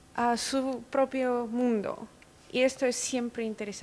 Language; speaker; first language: Spanish; non-native, fluent; Russian